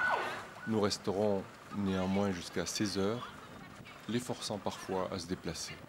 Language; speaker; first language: French; native; French